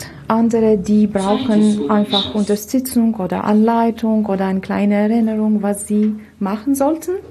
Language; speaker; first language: German; non-native, fluent; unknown